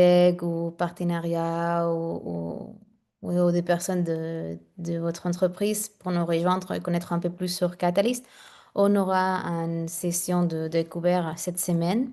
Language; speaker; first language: French; non-native, fluent; Spanish